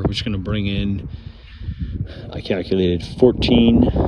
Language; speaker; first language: English; native; English